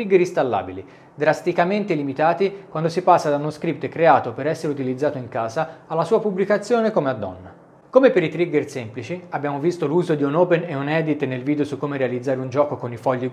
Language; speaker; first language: Italian; native; Italian